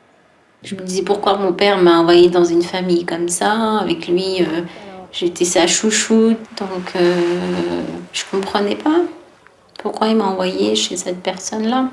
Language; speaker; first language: French; early bilingual, other home language; Tachelhit